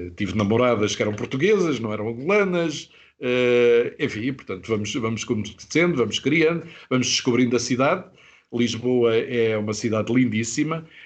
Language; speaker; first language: Portuguese; native; Portuguese